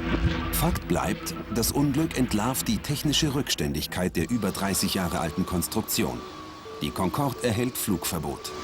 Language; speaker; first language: German; native; German